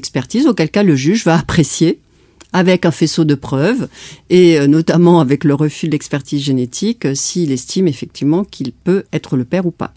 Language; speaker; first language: French; native; French